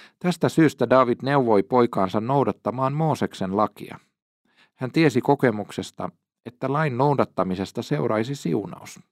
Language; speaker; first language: Finnish; native; Finnish